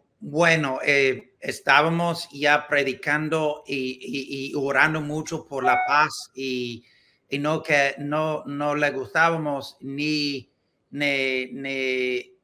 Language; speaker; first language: Spanish; non-native, learner; English